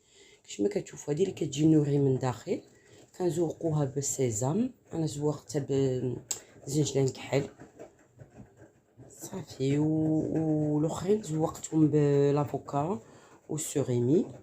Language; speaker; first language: Arabic; native; Arabic